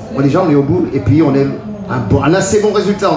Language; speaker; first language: French; native; French